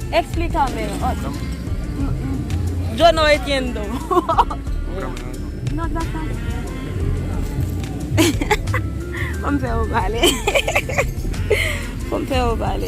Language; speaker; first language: Spanish; non-native, learner; Haitian Creole